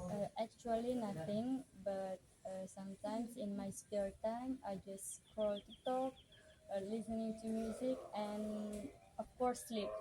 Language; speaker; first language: English; non-native, learner; Indonesian